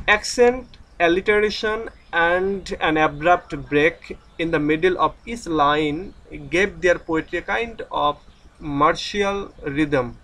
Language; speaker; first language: English; non-native, local second language; Bangla